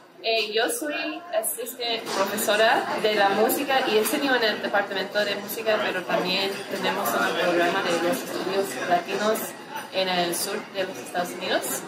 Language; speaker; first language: Spanish; early bilingual, heritage; English